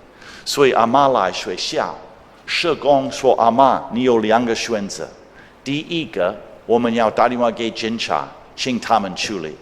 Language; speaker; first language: Chinese; non-native, fluent; English